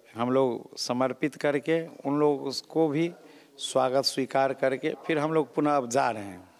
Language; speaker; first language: Hindi; non-native, local second language; Maithili